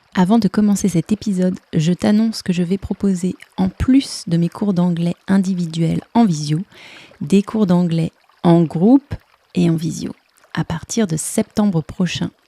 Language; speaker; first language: French; native; French